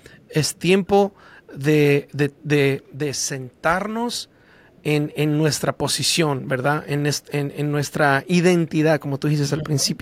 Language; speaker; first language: Spanish; native; Spanish